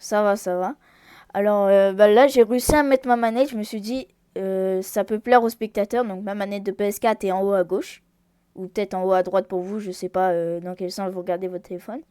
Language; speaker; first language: French; native; French